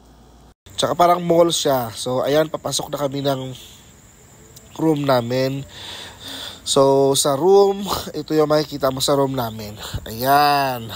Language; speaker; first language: Filipino; non-native, local second language; Hiligaynon